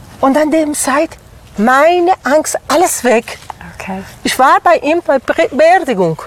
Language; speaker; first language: German; non-native, learner; Persian